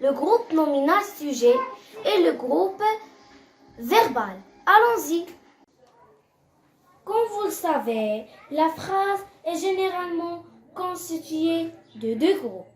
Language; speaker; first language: French; non-native, local second language; Arabic